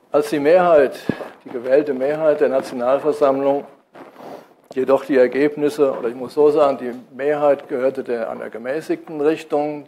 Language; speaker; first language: German; native; German